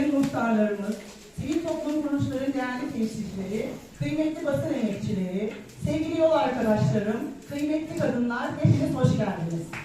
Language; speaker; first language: Turkish; native; Turkish